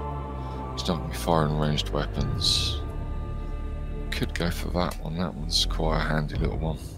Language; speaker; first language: English; native; English